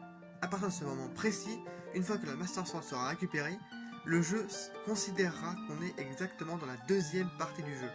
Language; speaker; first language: French; native; French